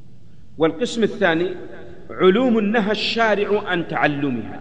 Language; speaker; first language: Arabic; native; Arabic